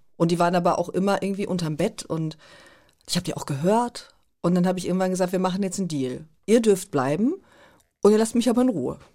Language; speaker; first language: German; native; German